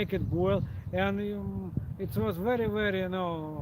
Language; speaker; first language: English; non-native, learner; Korean